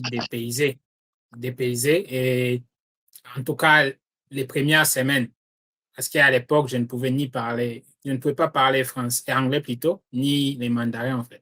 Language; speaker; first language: French; non-native, local second language; Lingala